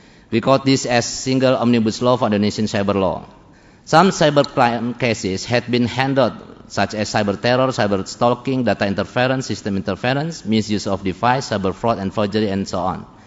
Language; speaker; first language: English; non-native, fluent; Indonesian